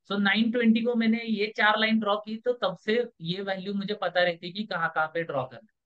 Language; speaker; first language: Hindi; non-native, local second language; Marathi